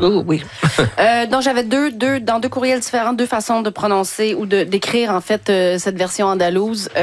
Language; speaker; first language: French; native; French